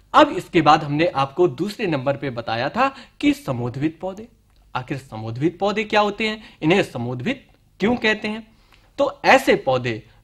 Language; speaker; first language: Hindi; native; Hindi